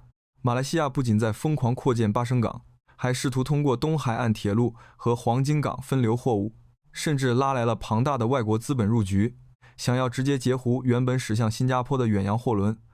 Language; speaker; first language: Chinese; native; Chinese